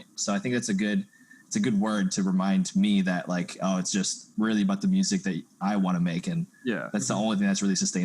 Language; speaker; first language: English; native; English